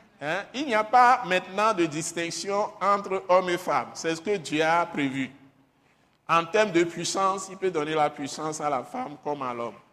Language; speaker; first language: French; non-native, local second language; Ewe